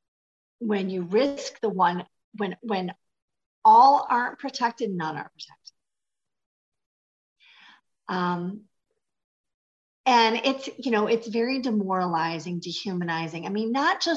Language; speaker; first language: English; native; English